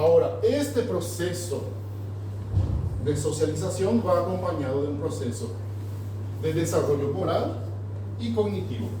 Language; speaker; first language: Spanish; non-native, fluent; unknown